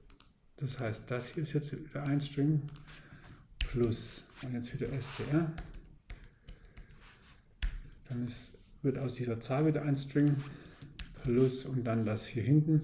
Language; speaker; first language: German; native; German